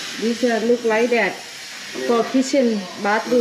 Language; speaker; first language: English; non-native, learner; Thai